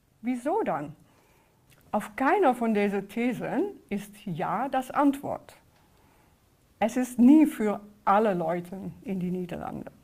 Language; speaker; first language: German; non-native, fluent; Dutch